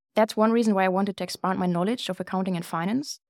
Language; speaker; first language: English; non-native, fluent; German